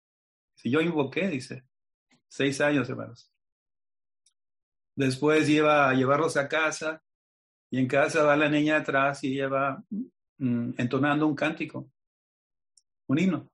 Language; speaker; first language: Spanish; native; Spanish